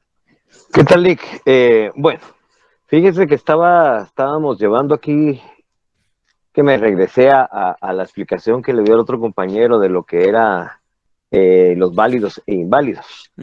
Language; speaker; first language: Spanish; native; Spanish